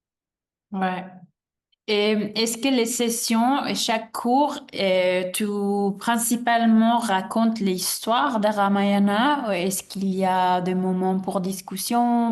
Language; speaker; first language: French; non-native, fluent; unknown